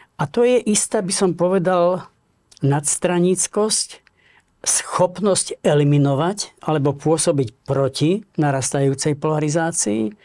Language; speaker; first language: Slovak; native; Slovak